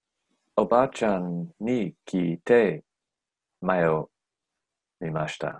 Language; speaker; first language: Japanese; non-native, learner; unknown